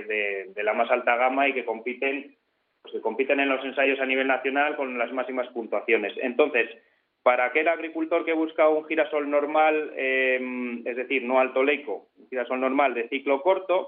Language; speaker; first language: Spanish; native; Spanish